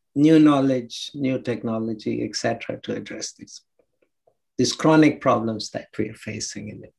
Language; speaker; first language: English; non-native, local second language; Telugu